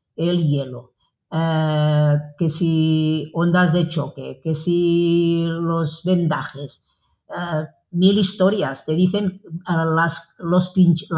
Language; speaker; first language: Spanish; native; Spanish